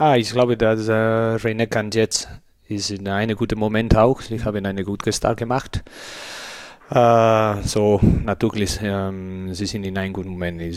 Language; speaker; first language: German; non-native, learner; Spanish